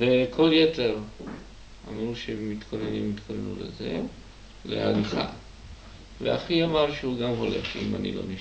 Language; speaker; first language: Hebrew; non-native, fluent; Czech